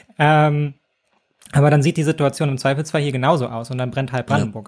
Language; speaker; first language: German; native; German